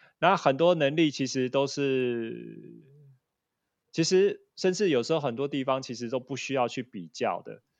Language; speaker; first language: Chinese; native; Chinese